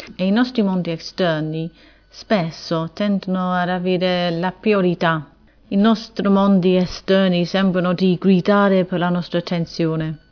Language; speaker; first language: Italian; non-native, fluent; English